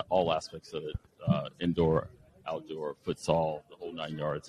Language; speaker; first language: English; native; English